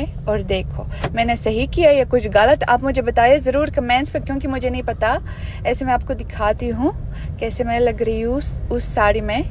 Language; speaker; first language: Hindi; non-native, fluent; Russian